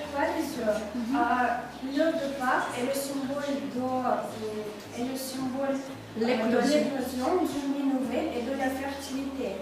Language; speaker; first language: French; non-native, learner; Russian